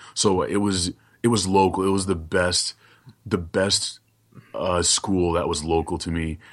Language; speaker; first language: English; early bilingual, other home language; Haitian Creole